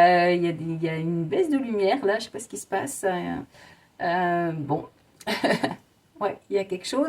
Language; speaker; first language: French; native; French